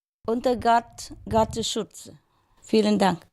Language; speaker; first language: German; non-native, learner; Vietnamese